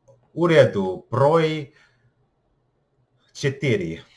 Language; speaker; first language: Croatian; non-native, learner; English